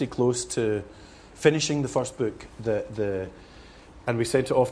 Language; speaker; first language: English; native; English